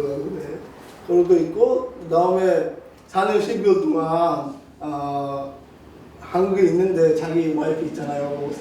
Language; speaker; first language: Korean; non-native, learner; Bangla